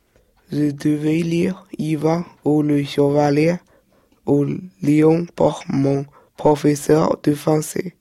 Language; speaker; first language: French; early bilingual, other home language; Chinese